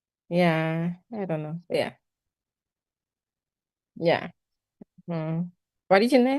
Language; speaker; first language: English; non-native, learner; Spanish